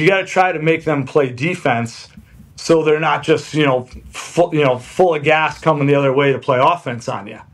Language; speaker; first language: English; native; English